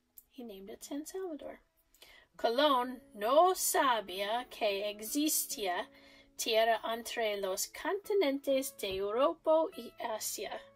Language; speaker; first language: Spanish; non-native, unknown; English